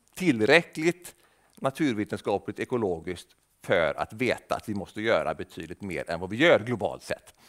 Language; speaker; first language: Swedish; native; Swedish